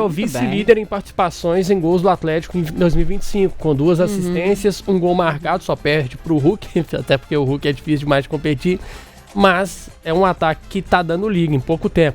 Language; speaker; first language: Portuguese; native; Portuguese